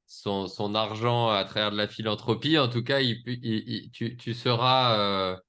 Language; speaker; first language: French; native; French